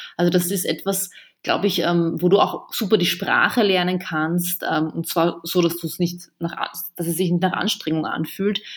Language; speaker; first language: German; early bilingual, other home language; Bosnian